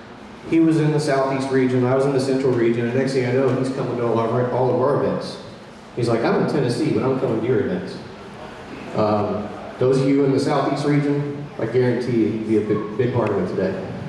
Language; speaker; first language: English; native; English